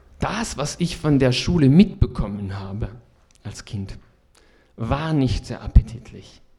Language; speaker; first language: German; non-native, fluent; French